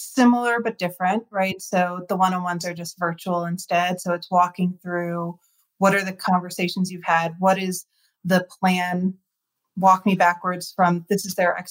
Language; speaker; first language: English; native; English